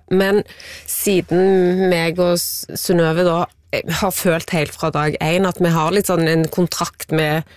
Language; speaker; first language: Norwegian; native; Norwegian